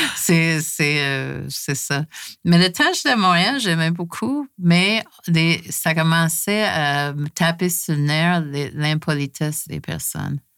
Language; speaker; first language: French; non-native, fluent; English